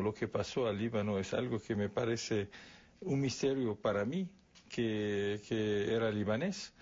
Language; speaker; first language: Spanish; non-native, fluent; Arabic